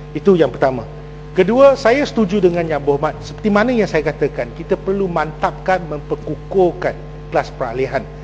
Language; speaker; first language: Malay; non-native, local second language; Chinese